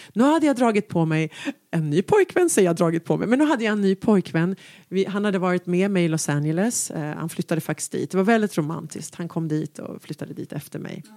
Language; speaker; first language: Swedish; native; Swedish